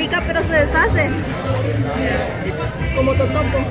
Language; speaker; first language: Spanish; native; Spanish